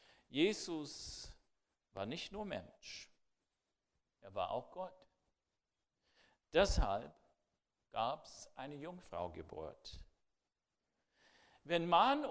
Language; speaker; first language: German; non-native, fluent; English